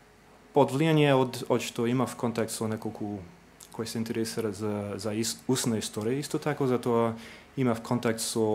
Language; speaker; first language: Macedonian; non-native, fluent; English